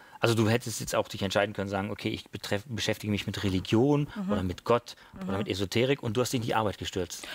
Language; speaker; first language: German; native; German